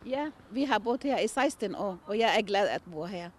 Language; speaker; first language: Danish; non-native, fluent; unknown